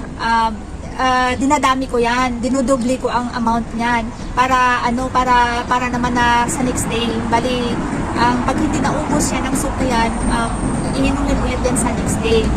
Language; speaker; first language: Filipino; native; Filipino